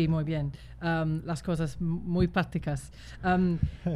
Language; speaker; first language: Spanish; non-native, fluent; English